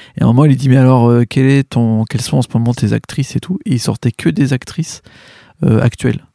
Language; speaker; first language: French; native; French